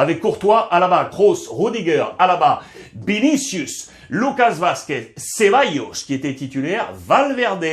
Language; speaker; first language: French; native; French